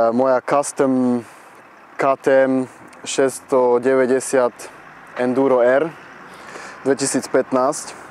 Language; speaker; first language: Slovak; early bilingual, heritage; Slovak